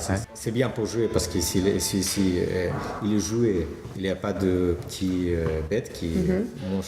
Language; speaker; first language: French; non-native, fluent; Portuguese